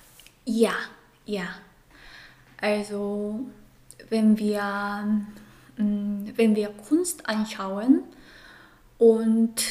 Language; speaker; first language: German; non-native, fluent; Korean